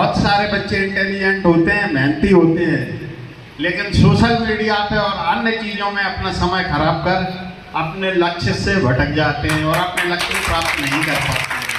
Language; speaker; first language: Hindi; native; Hindi